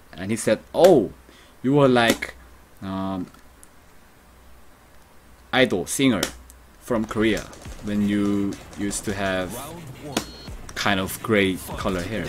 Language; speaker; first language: English; non-native, fluent; Korean